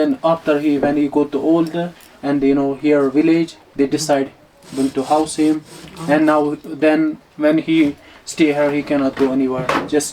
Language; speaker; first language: English; non-native, learner; Hindi